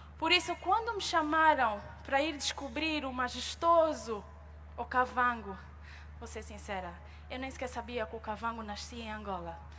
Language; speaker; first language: Portuguese; native; Portuguese